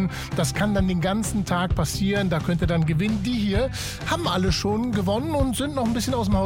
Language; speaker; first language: German; native; German